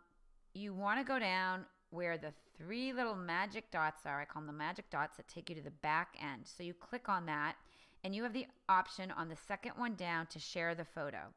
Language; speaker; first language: English; native; English